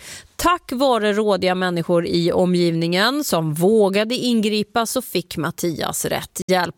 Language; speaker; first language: Swedish; native; Swedish